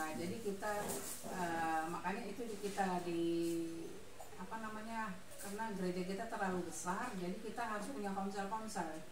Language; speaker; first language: Indonesian; non-native, local second language; Minangkabau